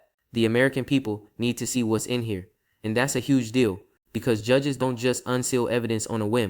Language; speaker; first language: English; native; English